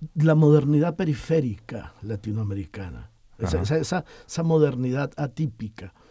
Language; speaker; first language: Spanish; native; Spanish